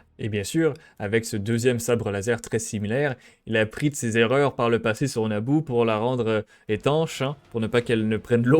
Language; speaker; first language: French; native; French